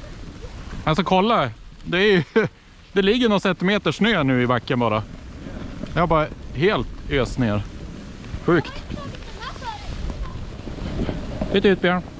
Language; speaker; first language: Swedish; native; Swedish